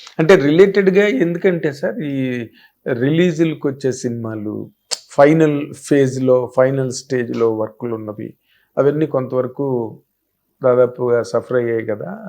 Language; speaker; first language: Telugu; native; Telugu